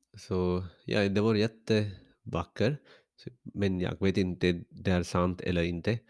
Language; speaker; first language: Swedish; non-native, learner; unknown